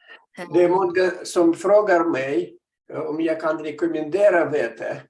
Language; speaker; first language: Swedish; non-native, fluent; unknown